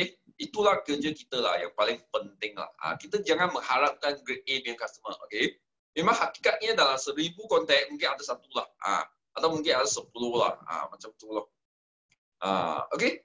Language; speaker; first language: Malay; non-native, local second language; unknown